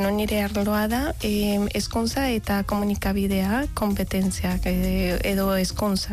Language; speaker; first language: Basque; non-native, learner; Spanish